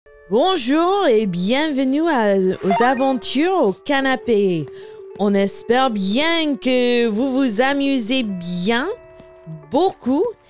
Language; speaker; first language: French; non-native, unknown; English